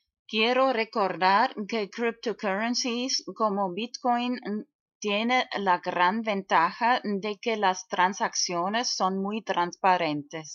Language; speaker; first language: Spanish; non-native, fluent; German